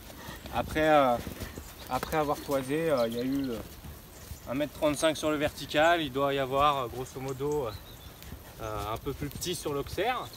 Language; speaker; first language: French; native; French